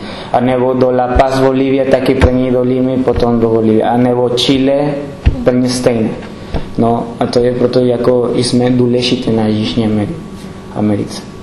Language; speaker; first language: Czech; non-native, learner; Spanish